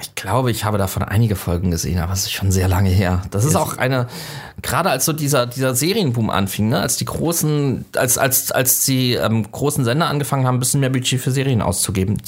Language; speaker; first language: German; native; German